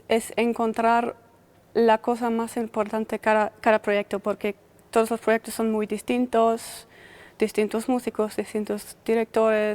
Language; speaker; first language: Spanish; non-native, fluent; German